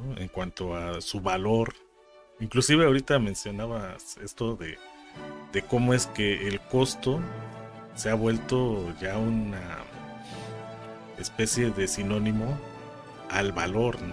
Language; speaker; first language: Spanish; native; Spanish